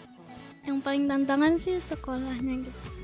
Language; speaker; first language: Indonesian; native; Indonesian